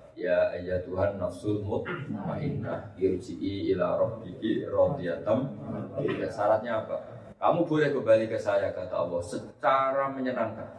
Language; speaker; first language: Indonesian; non-native, local second language; Javanese